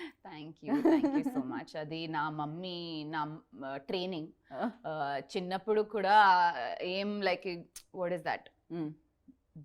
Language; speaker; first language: Telugu; non-native, learner; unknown